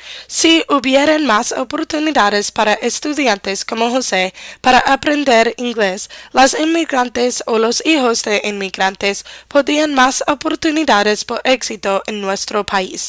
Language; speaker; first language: Spanish; non-native, learner; English